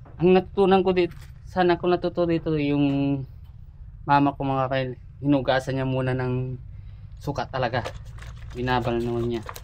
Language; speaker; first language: Filipino; non-native, local second language; Iloko